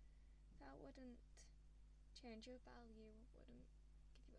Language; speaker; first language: English; native; English